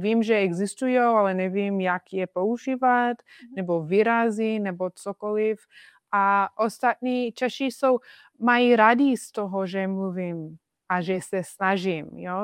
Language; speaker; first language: Czech; non-native, fluent; English